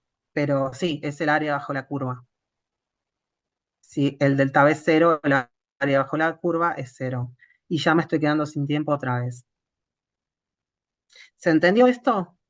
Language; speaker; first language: Spanish; native; Spanish